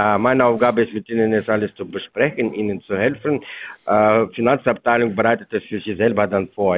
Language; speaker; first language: German; non-native, fluent; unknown